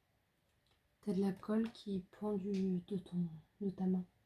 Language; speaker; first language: French; native; French